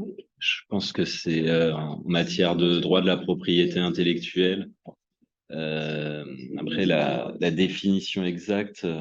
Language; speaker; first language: French; native; French